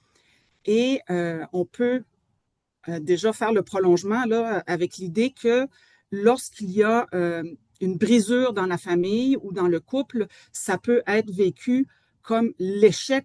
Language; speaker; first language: French; native; French